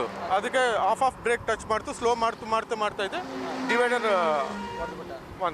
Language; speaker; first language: Kannada; non-native, learner; Telugu